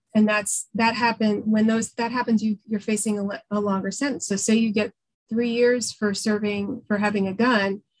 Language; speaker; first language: English; native; English